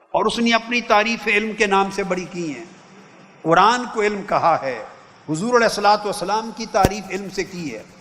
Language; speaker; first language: Urdu; non-native, local second language; Punjabi